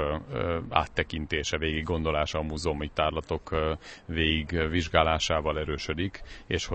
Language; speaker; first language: Hungarian; native; Hungarian